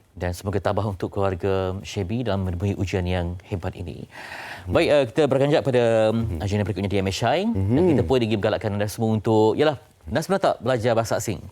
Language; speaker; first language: Malay; native; Malay